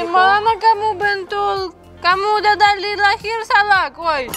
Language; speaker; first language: Indonesian; non-native, learner; Russian